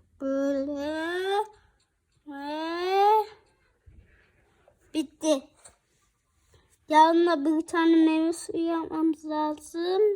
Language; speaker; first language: Turkish; early bilingual, heritage; Turkish